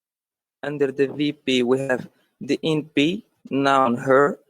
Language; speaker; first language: English; non-native, learner; Arabic